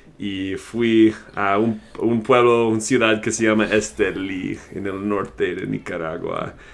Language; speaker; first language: Spanish; non-native, fluent; English